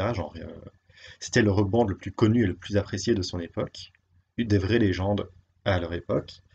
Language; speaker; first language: French; native; French